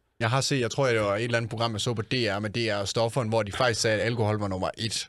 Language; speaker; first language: Danish; native; Danish